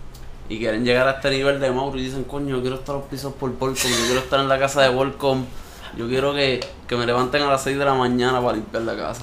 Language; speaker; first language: Spanish; native; Spanish